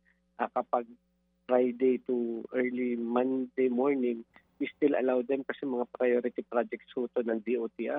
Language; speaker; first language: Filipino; native; Filipino